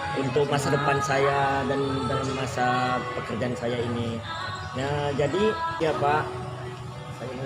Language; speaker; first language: Indonesian; native; Indonesian